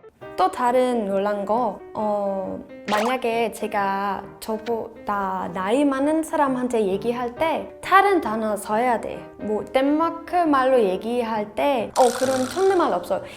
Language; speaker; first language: Korean; non-native, fluent; Danish